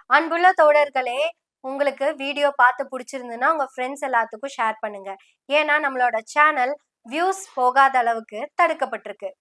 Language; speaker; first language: Tamil; non-native, local second language; Malayalam